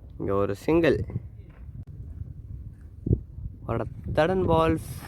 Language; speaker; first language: Tamil; native; Tamil